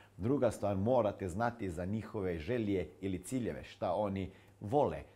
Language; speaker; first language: Croatian; non-native, fluent; Slovenian